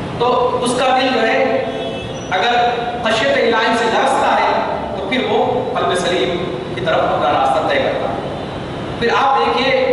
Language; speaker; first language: Urdu; native; Urdu